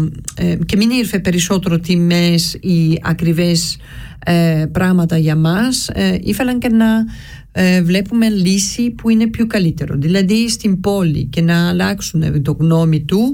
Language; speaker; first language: Greek; early bilingual, heritage; Greek